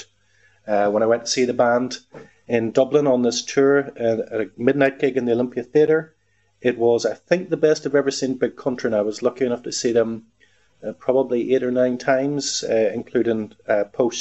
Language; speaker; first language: English; native; English